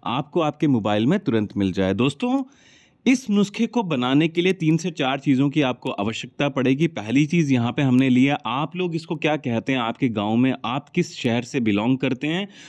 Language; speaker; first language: Hindi; native; Hindi